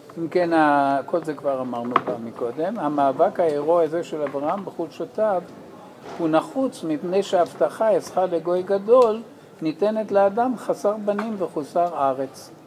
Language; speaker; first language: Hebrew; non-native, fluent; English